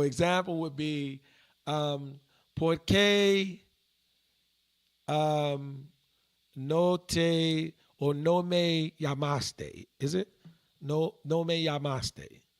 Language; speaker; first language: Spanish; non-native, learner; English